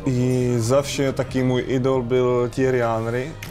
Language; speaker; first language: Polish; non-native, learner; Czech